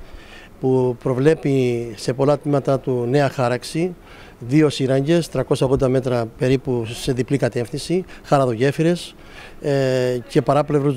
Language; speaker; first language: Greek; native; Greek